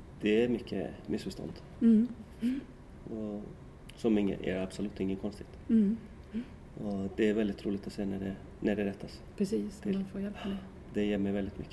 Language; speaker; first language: Swedish; native; Swedish